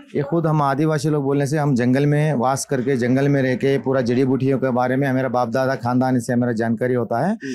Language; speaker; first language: Hindi; non-native, local second language; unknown